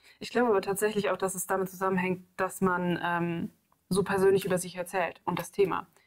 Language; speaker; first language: German; native; German